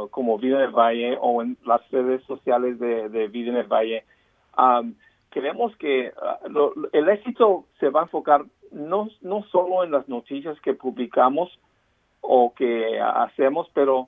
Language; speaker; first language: Spanish; early bilingual, heritage; Spanish